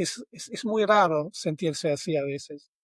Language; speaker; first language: Spanish; non-native, fluent; German